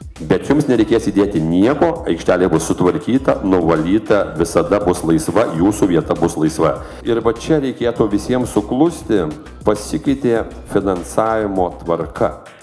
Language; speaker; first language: Lithuanian; native; Lithuanian